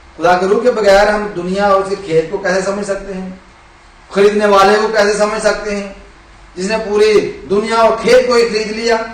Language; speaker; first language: Urdu; non-native, local second language; Punjabi